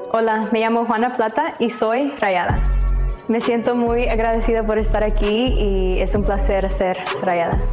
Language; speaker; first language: Spanish; early bilingual, heritage; Spanish